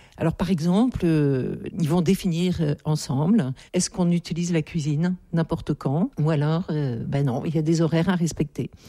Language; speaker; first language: French; native; French